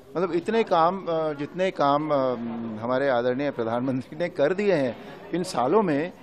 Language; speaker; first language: Hindi; native; Hindi